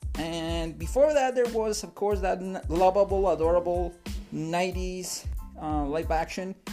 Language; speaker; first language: English; non-native, fluent; Spanish